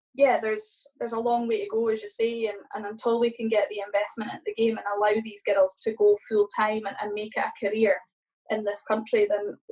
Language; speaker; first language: English; native; English